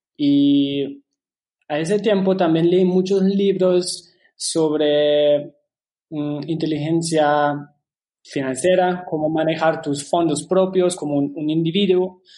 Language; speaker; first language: Spanish; non-native, fluent; German